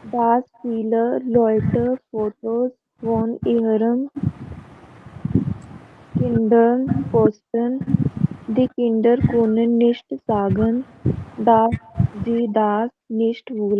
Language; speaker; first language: German; non-native, learner; Hindi